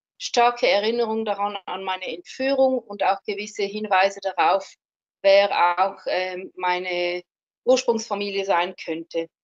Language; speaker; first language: German; non-native, local second language; French